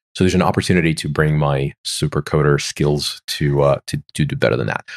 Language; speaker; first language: English; non-native, fluent; Ukrainian